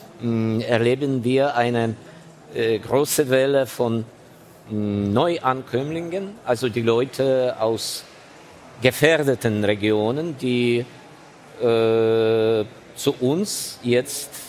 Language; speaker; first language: German; non-native, fluent; Ukrainian